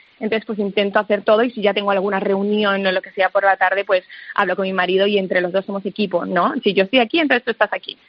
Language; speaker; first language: Spanish; early bilingual, other home language; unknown